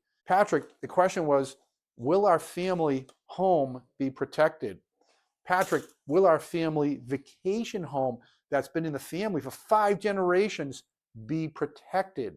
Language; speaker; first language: English; native; English